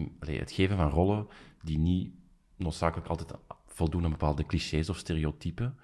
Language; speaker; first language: Dutch; native; Dutch